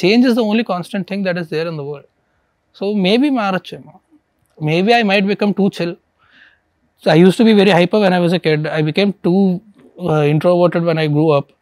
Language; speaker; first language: Telugu; native; Telugu